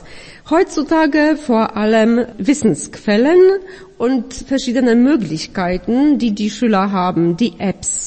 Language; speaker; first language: German; non-native, fluent; Polish